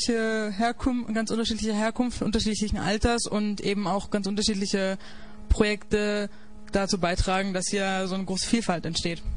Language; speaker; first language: German; native; German